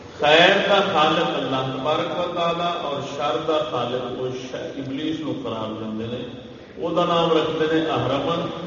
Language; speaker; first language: Urdu; non-native, local second language; Punjabi